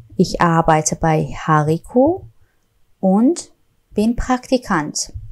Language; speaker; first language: German; non-native, fluent; Persian